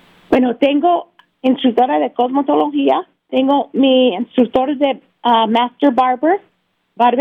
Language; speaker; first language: Spanish; early bilingual, heritage; Spanish